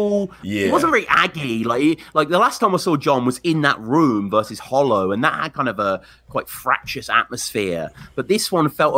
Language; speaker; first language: English; native; English